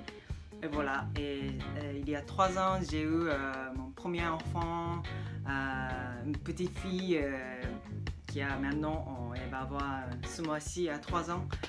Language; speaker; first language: French; non-native, learner; Japanese